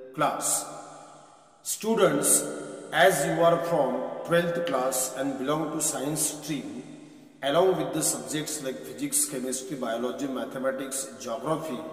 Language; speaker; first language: English; non-native, local second language; Marathi